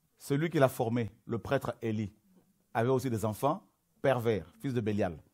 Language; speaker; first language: French; non-native, local second language; Lingala